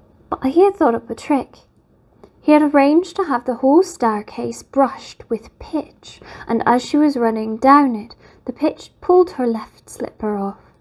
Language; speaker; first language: English; native; English